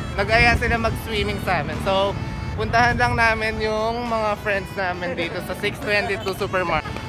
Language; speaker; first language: Filipino; non-native, local second language; Pampanga